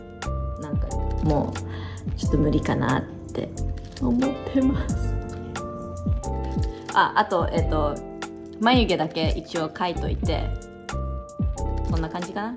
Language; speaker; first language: Japanese; early bilingual, heritage; English